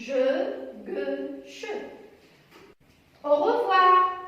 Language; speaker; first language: French; non-native, local second language; Arabic